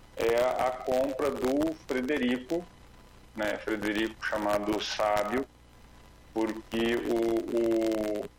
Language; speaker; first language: Portuguese; native; Portuguese